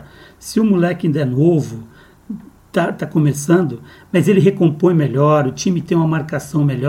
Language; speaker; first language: Portuguese; native; Portuguese